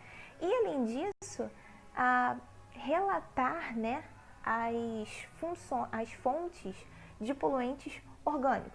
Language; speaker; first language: Portuguese; native; Portuguese